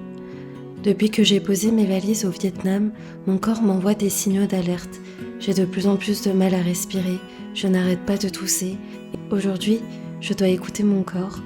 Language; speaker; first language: French; native; French